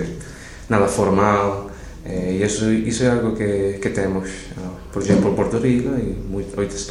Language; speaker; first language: Portuguese; non-native, learner; Spanish